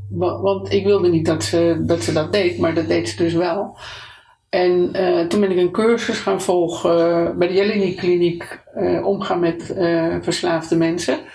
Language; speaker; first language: Dutch; native; Dutch